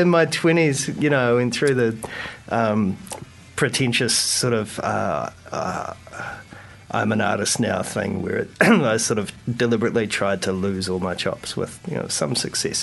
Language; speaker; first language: English; native; English